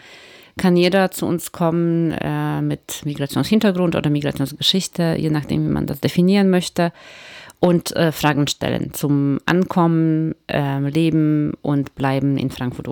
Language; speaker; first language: German; native; German